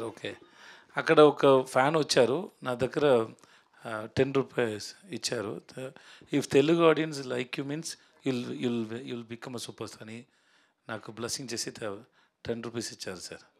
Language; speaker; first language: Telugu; non-native, learner; Tamil